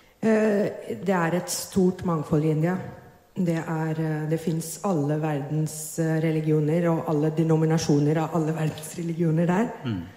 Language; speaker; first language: Norwegian; non-native, fluent; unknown